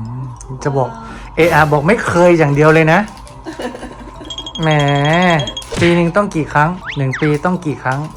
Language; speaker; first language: Thai; native; Thai